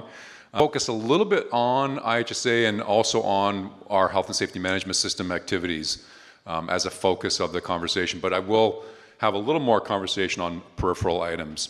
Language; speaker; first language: English; native; English